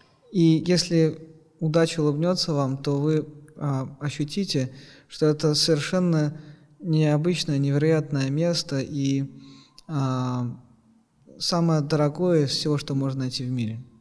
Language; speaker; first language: Russian; native; Russian